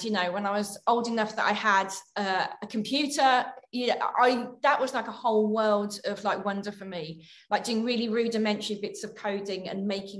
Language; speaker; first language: English; native; English